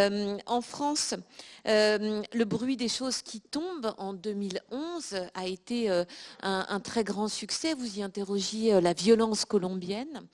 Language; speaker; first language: French; native; French